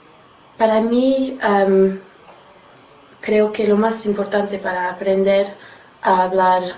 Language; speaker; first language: Spanish; non-native, learner; English